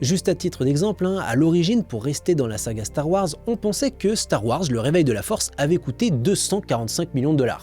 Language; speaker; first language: French; native; French